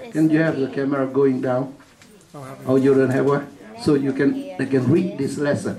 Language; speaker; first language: English; non-native, fluent; Vietnamese